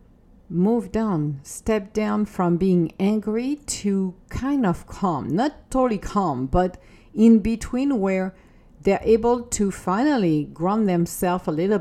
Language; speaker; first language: English; non-native, fluent; French